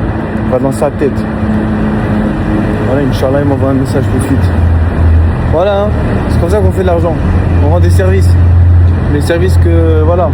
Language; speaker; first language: French; non-native, local second language; Arabic